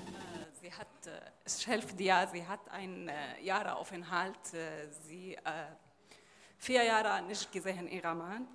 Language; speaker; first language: German; non-native, learner; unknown